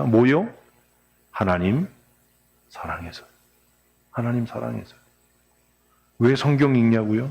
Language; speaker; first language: Korean; native; Korean